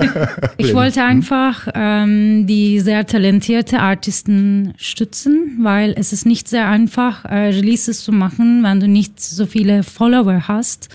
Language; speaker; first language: German; non-native, learner; Turkish